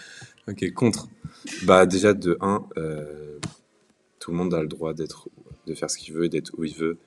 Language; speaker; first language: French; native; French